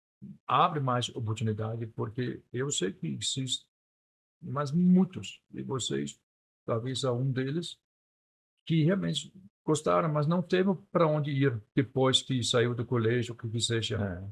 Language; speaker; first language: Portuguese; non-native, fluent; Danish